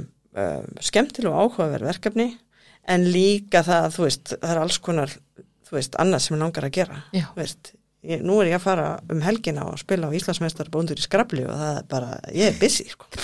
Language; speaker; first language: Icelandic; native; Icelandic